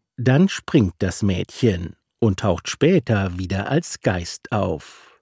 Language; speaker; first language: German; native; German